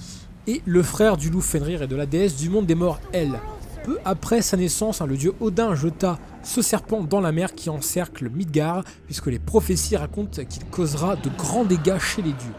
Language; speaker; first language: French; native; French